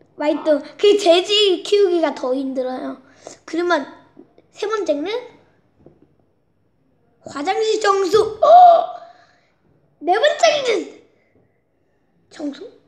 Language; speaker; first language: Korean; early bilingual, heritage; Korean